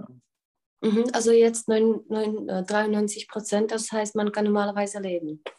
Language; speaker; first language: German; non-native, fluent; Czech